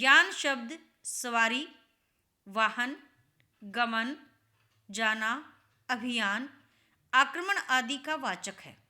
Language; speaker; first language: Hindi; native; Hindi